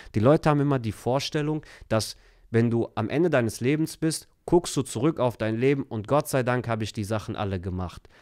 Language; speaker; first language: German; early bilingual, other home language; Turkish